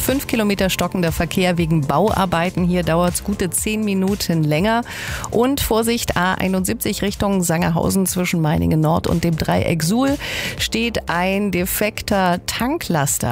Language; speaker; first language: German; native; German